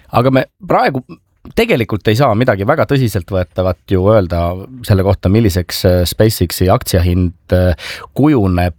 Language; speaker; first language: Estonian; native; Estonian